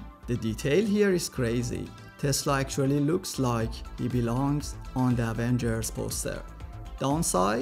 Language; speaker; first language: English; non-native, fluent; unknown